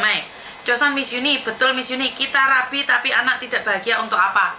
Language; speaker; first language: Indonesian; non-native, local second language; Javanese